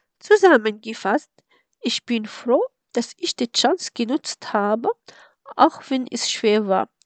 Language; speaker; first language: German; non-native, fluent; Arabic